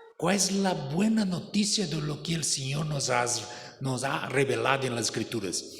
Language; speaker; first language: Spanish; non-native, fluent; Portuguese